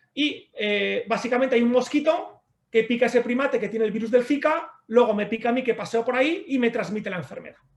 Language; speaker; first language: Spanish; native; Spanish